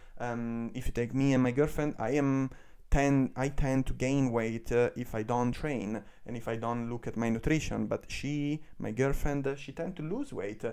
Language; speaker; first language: English; non-native, fluent; Italian